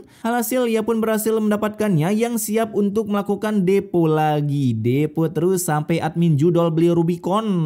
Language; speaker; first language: Indonesian; native; Indonesian